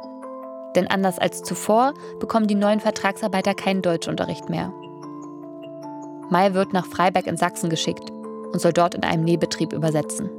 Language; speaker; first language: German; native; German